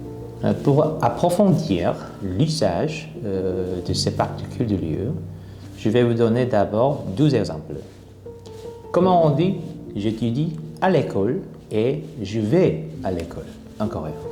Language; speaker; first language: French; non-native, fluent; Korean